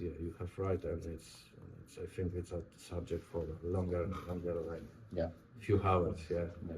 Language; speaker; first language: English; non-native, learner; Polish